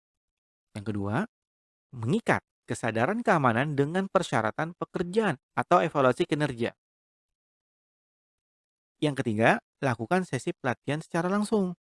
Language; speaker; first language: Indonesian; native; Indonesian